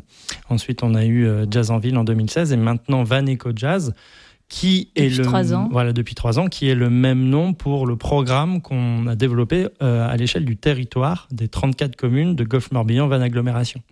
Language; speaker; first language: French; native; French